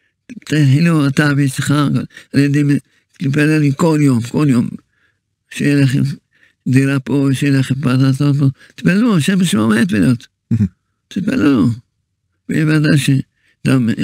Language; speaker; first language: Hebrew; early bilingual, other home language; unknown